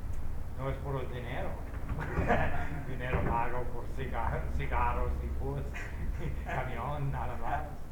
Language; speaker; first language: Spanish; non-native, fluent; English